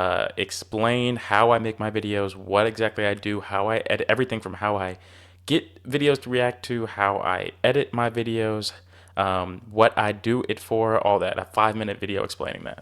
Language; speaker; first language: English; native; English